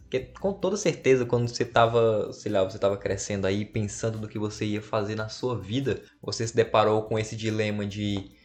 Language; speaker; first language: Portuguese; native; Portuguese